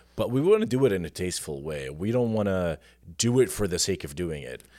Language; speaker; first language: English; non-native, fluent; Arabic